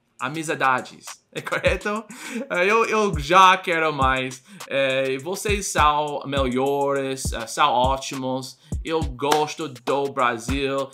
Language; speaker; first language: Portuguese; non-native, learner; English